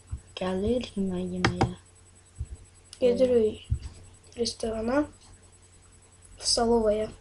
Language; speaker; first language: Turkish; non-native, learner; Azerbaijani